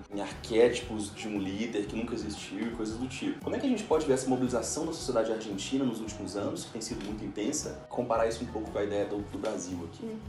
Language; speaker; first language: Portuguese; native; Portuguese